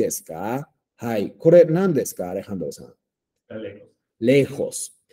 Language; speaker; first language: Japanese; non-native, fluent; Spanish